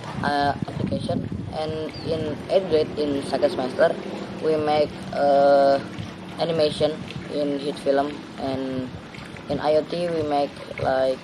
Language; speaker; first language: English; non-native, learner; Indonesian